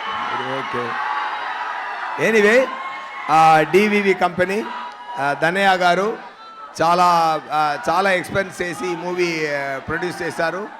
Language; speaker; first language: Telugu; non-native, learner; Tamil